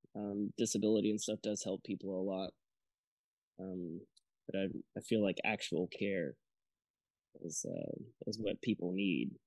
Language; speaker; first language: English; native; English